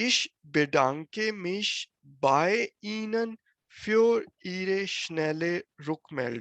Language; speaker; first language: German; non-native, fluent; Urdu